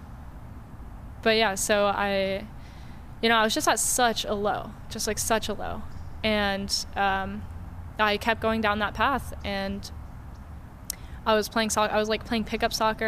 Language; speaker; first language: English; native; English